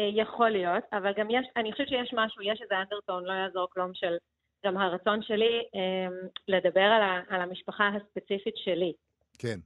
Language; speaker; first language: Hebrew; early bilingual, other home language; Russian